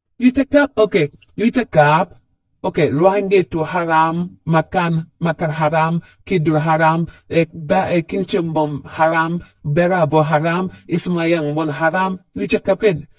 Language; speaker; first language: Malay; non-native, learner; Rohingya